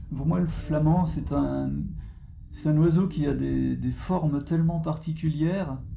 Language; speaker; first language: French; native; French